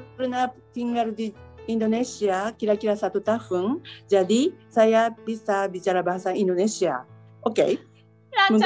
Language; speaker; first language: Indonesian; non-native, learner; Japanese